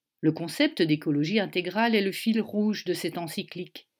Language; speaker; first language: French; native; French